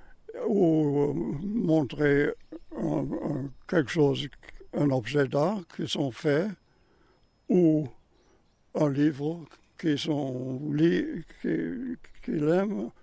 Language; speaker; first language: French; non-native, learner; German